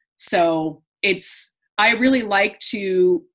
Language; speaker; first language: English; native; English